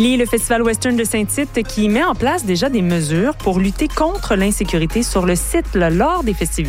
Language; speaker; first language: French; native; French